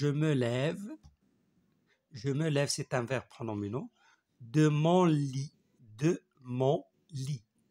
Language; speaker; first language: French; non-native, local second language; Arabic